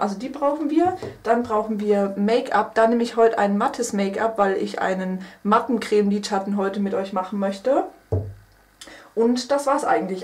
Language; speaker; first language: German; native; German